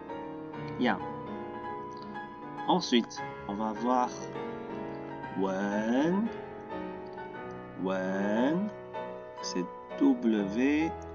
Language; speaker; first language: French; non-native, fluent; Chinese